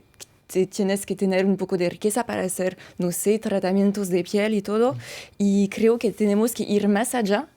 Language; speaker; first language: Spanish; non-native, fluent; French